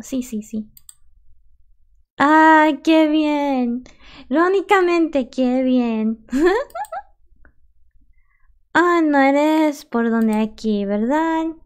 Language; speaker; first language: Spanish; early bilingual, heritage; Spanish